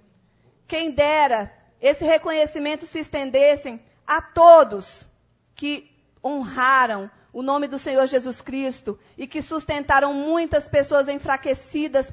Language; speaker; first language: Portuguese; native; Portuguese